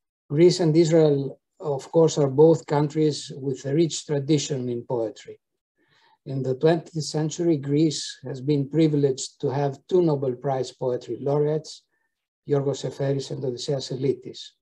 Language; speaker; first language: English; non-native, fluent; Greek